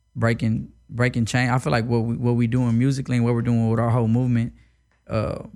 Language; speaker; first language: English; native; English